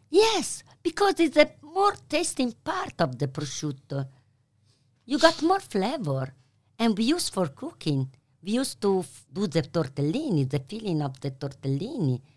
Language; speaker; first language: English; non-native, learner; Italian